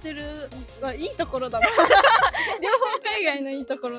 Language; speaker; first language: Japanese; native; Japanese